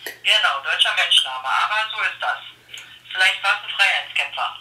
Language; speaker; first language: German; native; German